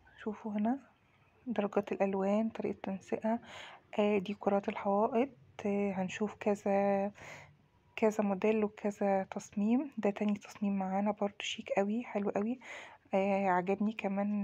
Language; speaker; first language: Arabic; native; Arabic